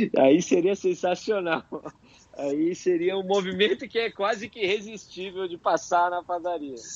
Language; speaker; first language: Portuguese; native; Portuguese